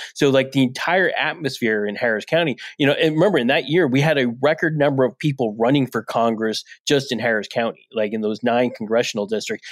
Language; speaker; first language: English; native; English